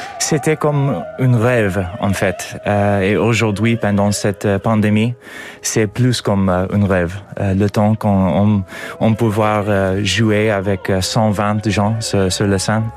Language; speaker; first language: French; non-native, learner; English